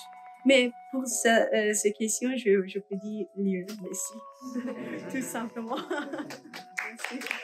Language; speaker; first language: French; non-native, learner; Persian